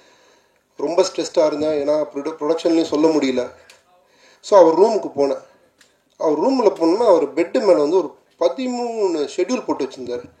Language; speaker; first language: Tamil; native; Tamil